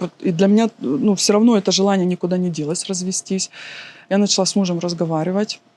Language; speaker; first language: Russian; native; Russian